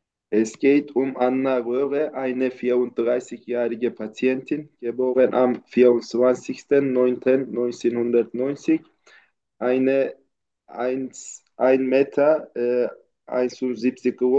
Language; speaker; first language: German; non-native, learner; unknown